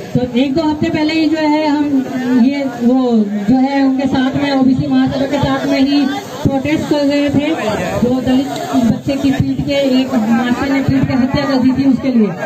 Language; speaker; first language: Hindi; native; Hindi